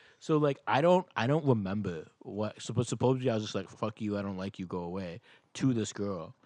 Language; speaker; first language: English; native; English